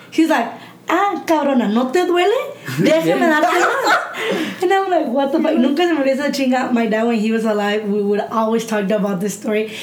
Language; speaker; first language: English; early bilingual, other home language; Spanish